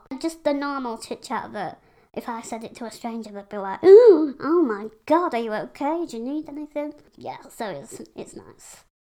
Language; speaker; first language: English; native; English